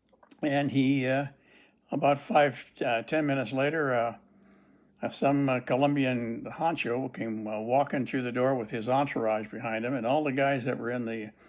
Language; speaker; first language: English; native; English